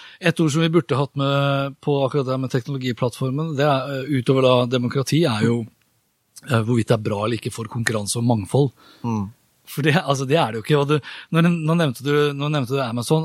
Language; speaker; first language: Norwegian; native; Norwegian